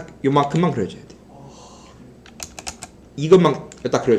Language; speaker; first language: Korean; native; Korean